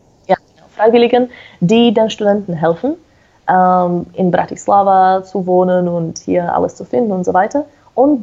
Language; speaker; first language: German; non-native, fluent; Slovak